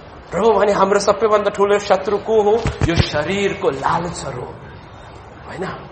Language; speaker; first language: Nepali; non-native, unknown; Malayalam